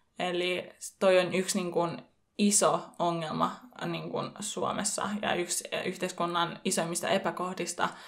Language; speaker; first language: Finnish; early bilingual, other home language; Persian